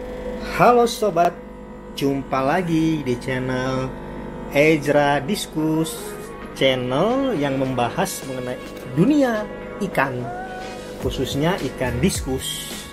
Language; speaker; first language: Indonesian; native; Indonesian